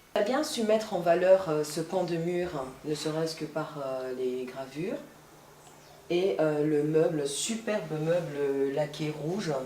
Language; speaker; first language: French; native; French